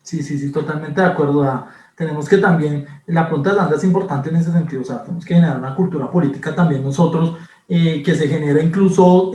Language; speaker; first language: Spanish; native; Spanish